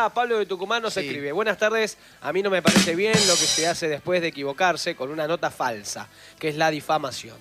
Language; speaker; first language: Spanish; native; Spanish